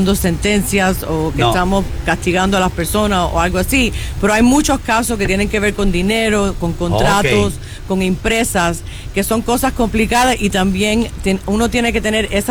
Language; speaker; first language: Spanish; early bilingual, heritage; Spanish